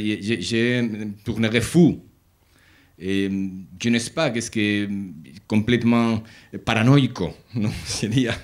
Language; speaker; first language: French; non-native, learner; Spanish